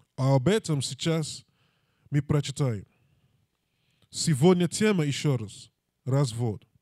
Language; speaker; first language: Russian; non-native, learner; English